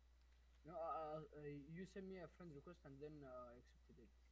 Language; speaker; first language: English; non-native, learner; Arabic